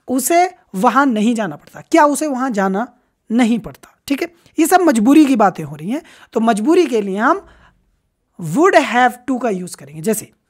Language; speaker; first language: Hindi; native; Hindi